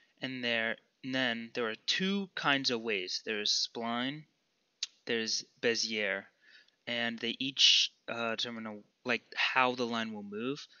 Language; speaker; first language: English; native; English